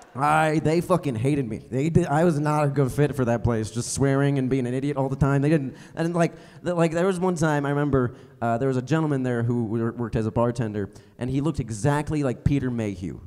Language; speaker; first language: English; native; English